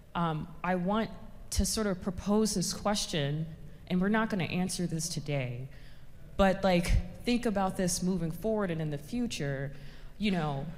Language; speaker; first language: English; native; English